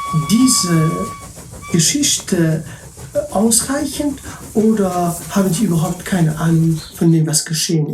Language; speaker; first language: German; non-native, local second language; French